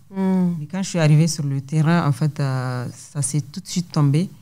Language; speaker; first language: French; non-native, local second language; Hausa